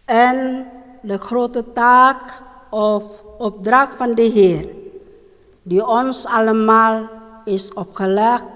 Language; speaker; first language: Dutch; non-native, learner; Indonesian